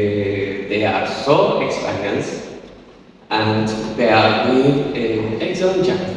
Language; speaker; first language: English; non-native, learner; Turkish